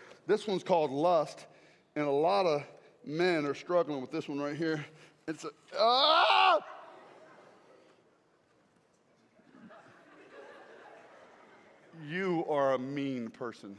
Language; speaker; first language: English; native; English